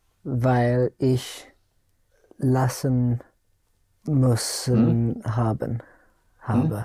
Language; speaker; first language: German; non-native, learner; English